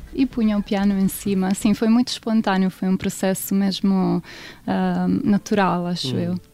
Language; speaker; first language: Portuguese; non-native, fluent; Italian